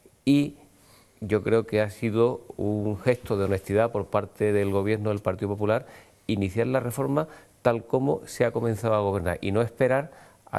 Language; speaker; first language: Spanish; native; Spanish